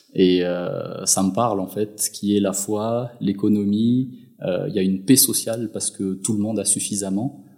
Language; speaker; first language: French; non-native, local second language; Malagasy